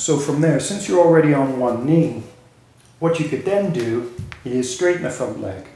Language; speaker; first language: English; native; English